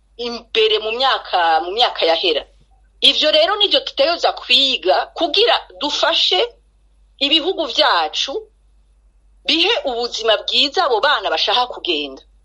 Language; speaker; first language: Rundi; native; Rundi